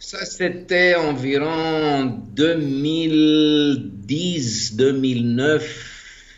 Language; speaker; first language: French; non-native, fluent; Greek